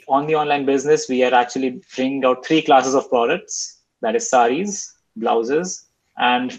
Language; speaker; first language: English; non-native, local second language; Hindi